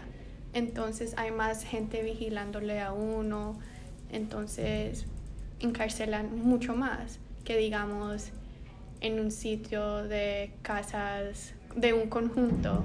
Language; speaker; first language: Spanish; early bilingual, heritage; Spanish